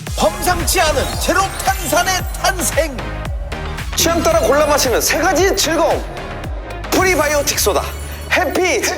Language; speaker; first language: Korean; native; Korean